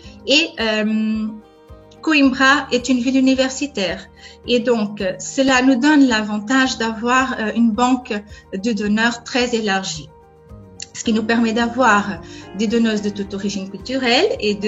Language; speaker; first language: French; non-native, fluent; Portuguese